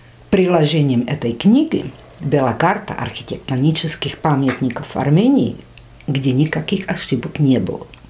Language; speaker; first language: Russian; non-native, fluent; Czech